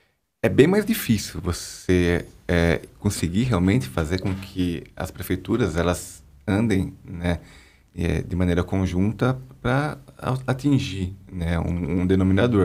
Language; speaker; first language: Portuguese; native; Portuguese